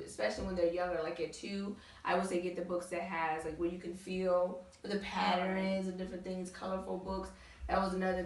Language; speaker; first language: English; native; English